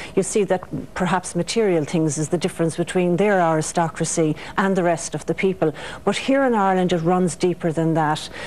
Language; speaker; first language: English; native; English